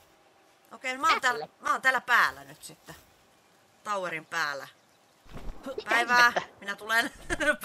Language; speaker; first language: Finnish; native; Finnish